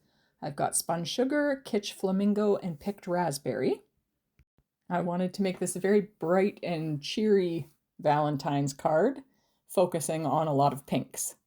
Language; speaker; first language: English; native; English